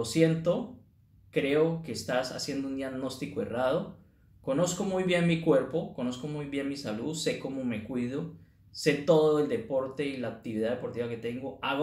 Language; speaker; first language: Spanish; native; Spanish